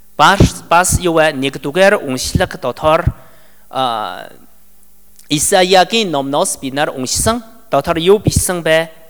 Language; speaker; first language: Mongolian; non-native, learner; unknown